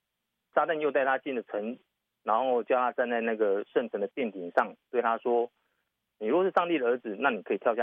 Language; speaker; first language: Chinese; native; Chinese